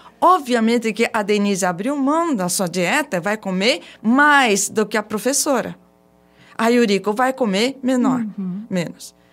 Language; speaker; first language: Portuguese; early bilingual, other home language; Japanese